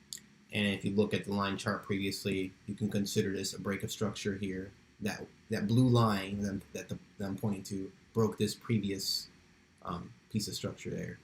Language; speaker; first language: English; native; English